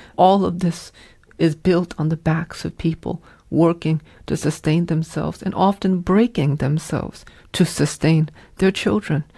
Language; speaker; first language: English; early bilingual, other home language; Vietnamese